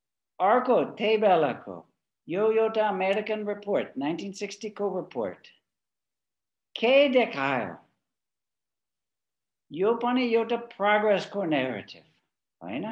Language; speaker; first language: Nepali; non-native, fluent; English